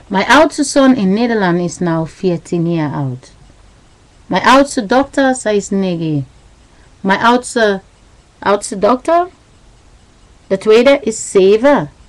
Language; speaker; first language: Dutch; non-native, learner; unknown